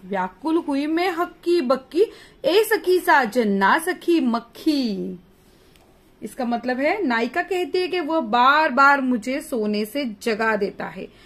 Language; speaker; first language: Hindi; non-native, local second language; Marathi